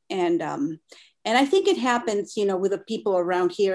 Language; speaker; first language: English; non-native, fluent; Spanish